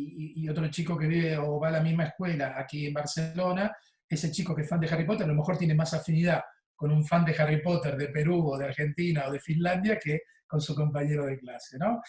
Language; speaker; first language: Spanish; native; Spanish